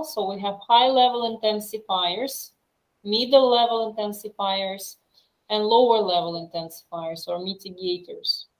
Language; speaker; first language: English; non-native, fluent; Russian